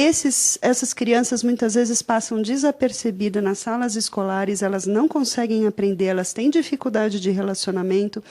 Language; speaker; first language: Portuguese; native; Portuguese